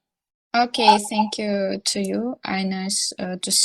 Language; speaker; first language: English; non-native, learner; Russian